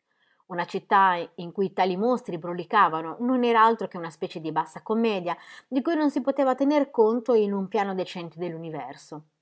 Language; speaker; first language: Italian; native; Italian